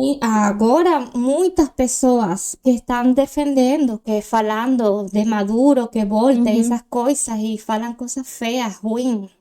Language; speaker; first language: Portuguese; non-native, learner; Spanish